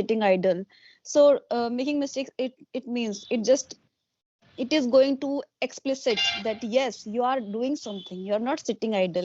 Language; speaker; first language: English; non-native, local second language; Hindi